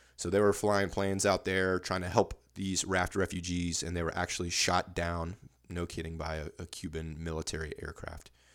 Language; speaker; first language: English; native; English